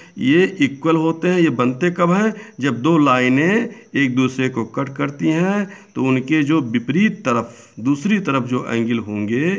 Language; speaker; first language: Hindi; native; Hindi